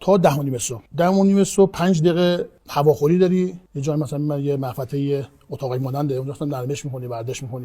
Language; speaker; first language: Persian; native; Persian